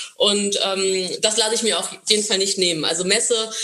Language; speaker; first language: German; non-native, fluent; Portuguese